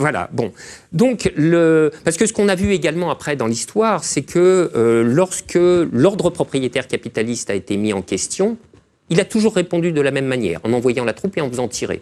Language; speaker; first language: French; native; French